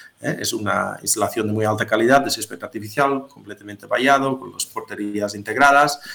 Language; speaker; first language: Spanish; non-native, fluent; Dutch